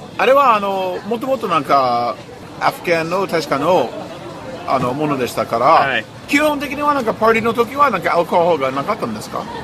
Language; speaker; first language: Japanese; non-native, fluent; English